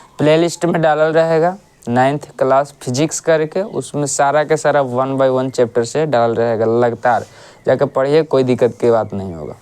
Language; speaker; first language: Hindi; native; Hindi